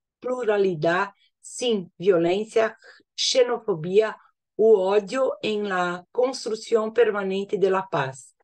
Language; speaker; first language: Spanish; non-native, learner; Portuguese